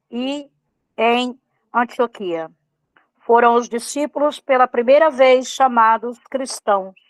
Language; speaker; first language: Portuguese; native; Portuguese